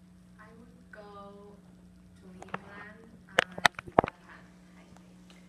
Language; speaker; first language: English; non-native, fluent; Spanish